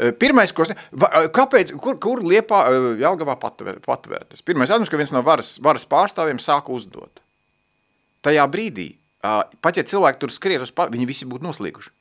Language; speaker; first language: Latvian; native; Latvian